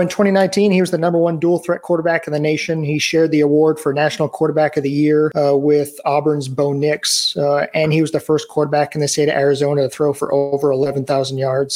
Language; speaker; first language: English; native; English